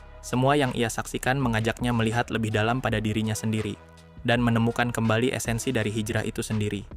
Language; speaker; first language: Indonesian; native; Indonesian